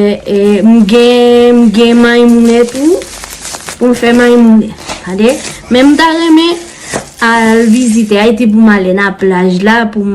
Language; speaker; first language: Haitian Creole; non-native, learner; Spanish